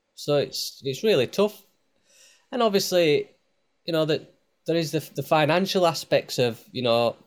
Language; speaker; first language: English; native; English